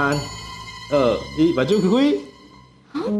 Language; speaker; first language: Chinese; native; Chinese